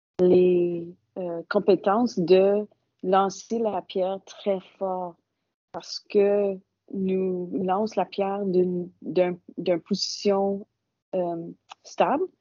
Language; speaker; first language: French; non-native, local second language; English